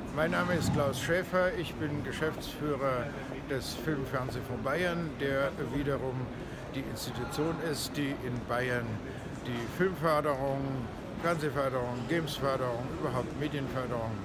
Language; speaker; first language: German; native; German